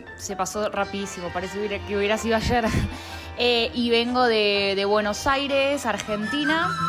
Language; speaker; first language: Spanish; native; Spanish